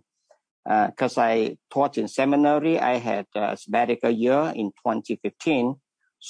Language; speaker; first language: English; non-native, local second language; Min Nan Chinese